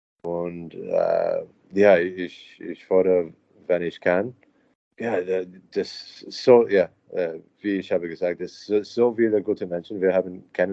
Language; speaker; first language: German; non-native, learner; English